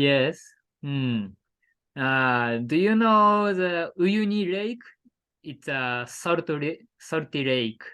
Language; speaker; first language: English; non-native, learner; Japanese